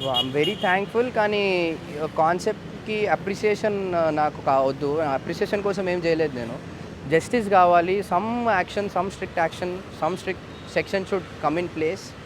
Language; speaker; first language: Telugu; native; Telugu